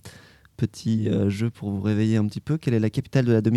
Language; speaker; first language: French; native; French